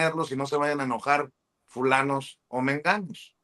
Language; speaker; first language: Spanish; native; Spanish